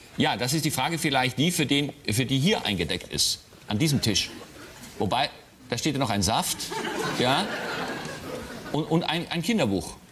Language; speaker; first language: German; native; German